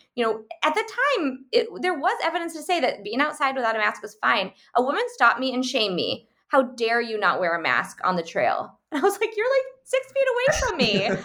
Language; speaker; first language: English; native; English